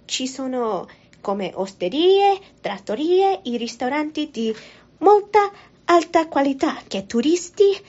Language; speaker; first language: Italian; non-native, learner; English